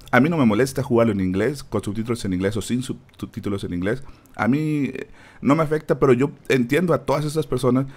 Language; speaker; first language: Spanish; native; Spanish